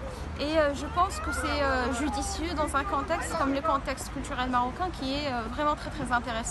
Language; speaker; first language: French; non-native, local second language; Arabic